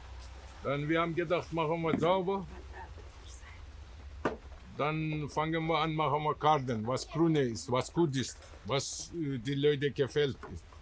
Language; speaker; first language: German; non-native, learner; Turkish